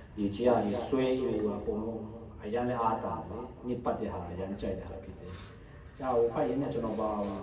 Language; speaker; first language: Burmese; non-native, local second language; Hakha Chin